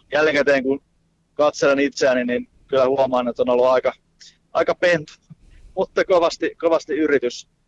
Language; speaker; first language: Finnish; native; Finnish